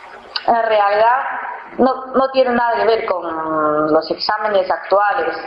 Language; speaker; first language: Spanish; non-native, fluent; Chinese